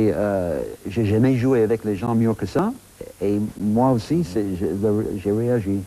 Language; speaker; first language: French; non-native, fluent; English